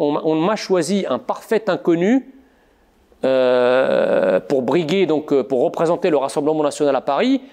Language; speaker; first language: French; native; French